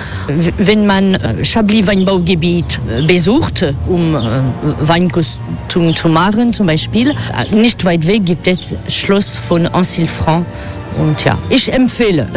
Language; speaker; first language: German; non-native, fluent; French